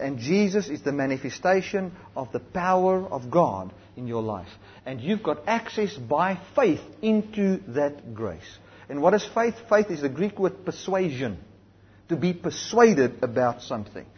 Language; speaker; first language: English; non-native, local second language; Afrikaans